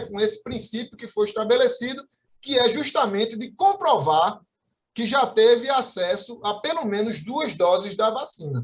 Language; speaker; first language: Portuguese; native; Portuguese